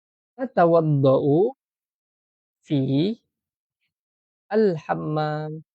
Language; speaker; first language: Arabic; non-native, fluent; Malay